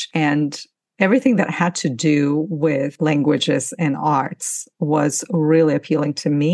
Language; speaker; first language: English; non-native, fluent; Ukrainian